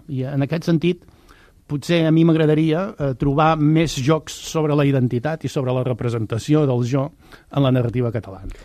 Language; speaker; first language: Catalan; native; Catalan